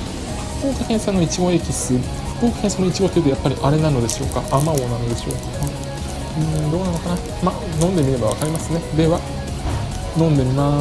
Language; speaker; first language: Japanese; native; Japanese